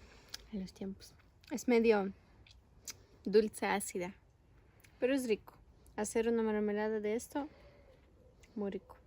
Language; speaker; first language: Spanish; non-native, local second language; Russian